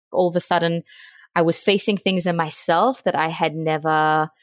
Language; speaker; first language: English; native; English